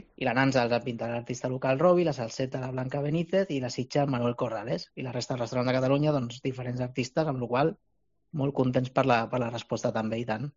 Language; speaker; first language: Catalan; native; Catalan